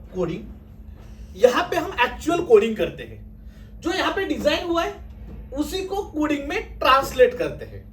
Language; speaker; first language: Hindi; non-native, local second language; Marathi